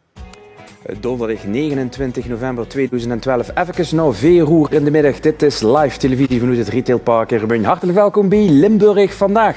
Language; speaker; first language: Dutch; native; Dutch